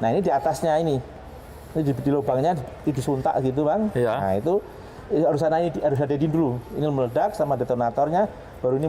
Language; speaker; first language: Indonesian; native; Indonesian